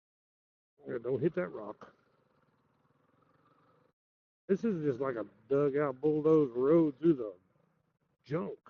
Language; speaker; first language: English; native; English